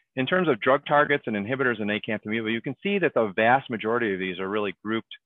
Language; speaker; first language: English; native; English